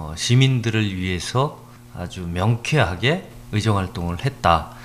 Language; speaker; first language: Korean; native; Korean